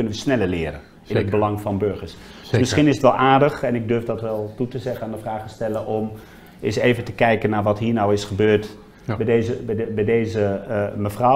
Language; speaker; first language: Dutch; native; Dutch